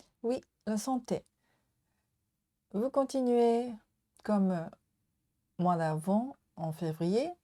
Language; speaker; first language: French; non-native, learner; Japanese